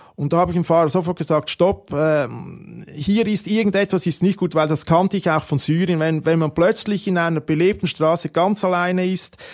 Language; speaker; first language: German; native; German